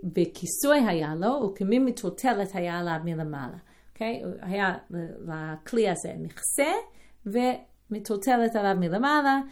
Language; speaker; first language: Hebrew; non-native, fluent; English